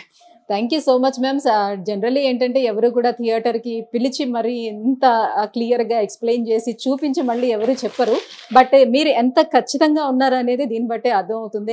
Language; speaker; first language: Telugu; native; Telugu